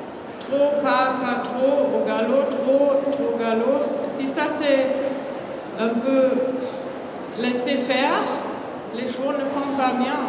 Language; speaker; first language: French; non-native, fluent; German